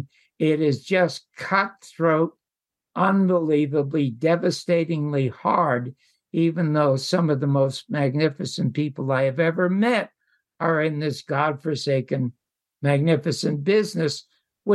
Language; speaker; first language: English; native; English